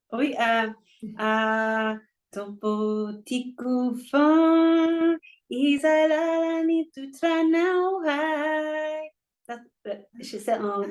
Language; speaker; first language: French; non-native, learner; English